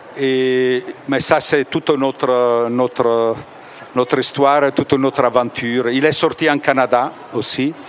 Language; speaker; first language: French; non-native, fluent; Italian